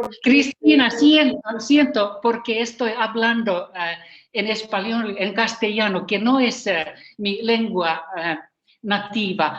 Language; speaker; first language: Spanish; non-native, fluent; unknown